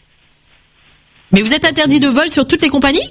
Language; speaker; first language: French; native; French